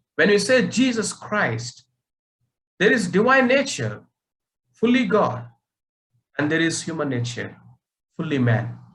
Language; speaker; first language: English; non-native, local second language; Telugu